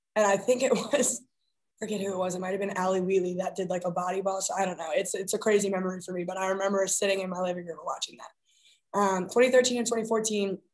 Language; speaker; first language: English; native; English